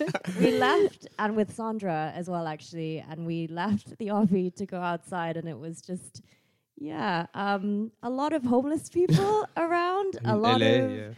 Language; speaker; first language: English; non-native, fluent; Thai